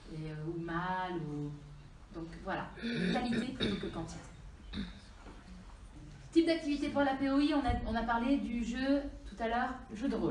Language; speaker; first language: French; native; French